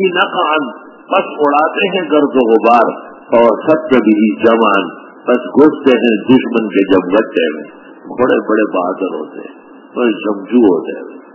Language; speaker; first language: Urdu; non-native, local second language; Pashto